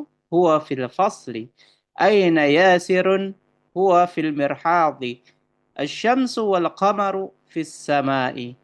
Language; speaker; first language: Arabic; non-native, fluent; Indonesian